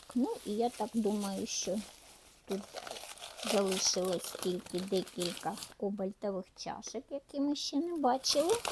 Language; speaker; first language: Ukrainian; non-native, local second language; Russian